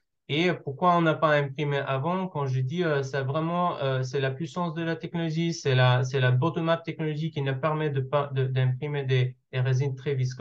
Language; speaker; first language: French; non-native, learner; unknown